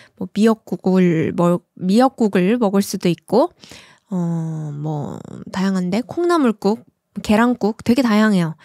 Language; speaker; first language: Korean; native; Korean